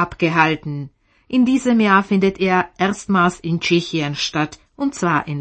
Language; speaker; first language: German; native; German